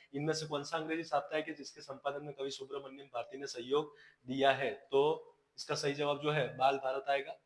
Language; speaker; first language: Hindi; non-native, local second language; Gujarati